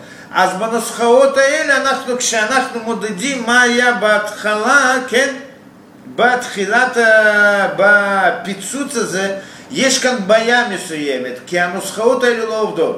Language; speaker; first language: Hebrew; non-native, fluent; Russian